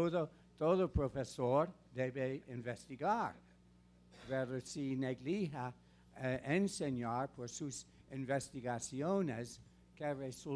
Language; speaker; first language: Spanish; non-native, fluent; English